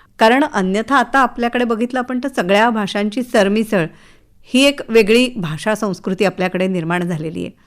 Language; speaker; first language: Marathi; native; Marathi